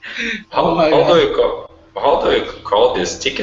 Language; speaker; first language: English; non-native, learner; Portuguese